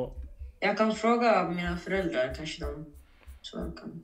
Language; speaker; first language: Swedish; early bilingual, other home language; Urdu